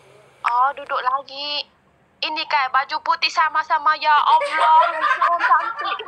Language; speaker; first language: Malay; non-native, learner; Vietnamese